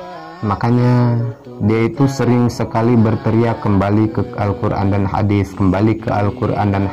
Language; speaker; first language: Indonesian; non-native, local second language; Sundanese